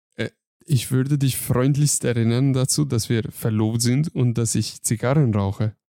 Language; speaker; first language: German; non-native, fluent; Hungarian